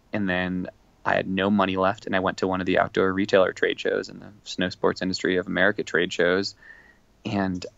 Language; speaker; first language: English; native; English